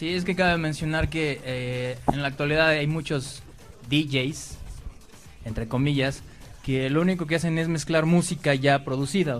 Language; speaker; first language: Spanish; native; Spanish